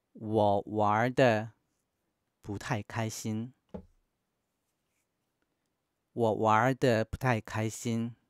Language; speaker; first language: Chinese; non-native, fluent; Korean